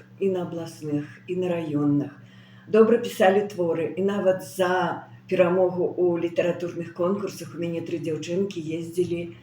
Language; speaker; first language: Belarusian; non-native, local second language; Russian